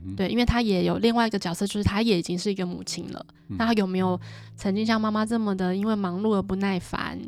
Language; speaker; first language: Chinese; native; Chinese